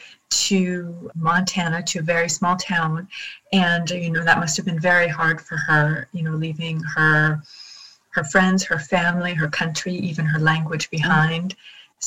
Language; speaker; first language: English; native; English